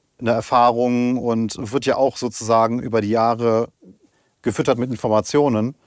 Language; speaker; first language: German; native; German